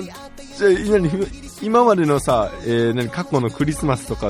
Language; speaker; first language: Japanese; native; Japanese